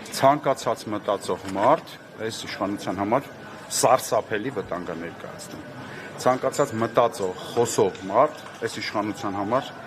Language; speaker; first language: Armenian; native; Armenian